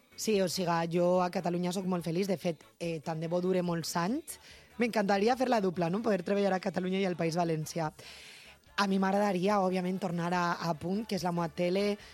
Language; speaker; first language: Catalan; native; Catalan